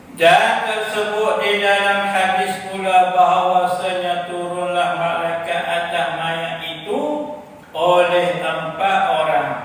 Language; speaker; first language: Malay; native; Malay